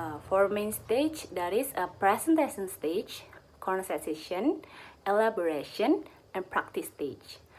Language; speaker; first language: English; non-native, learner; Indonesian